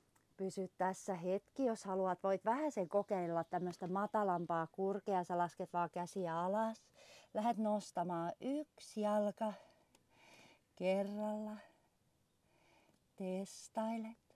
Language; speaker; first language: Finnish; native; Finnish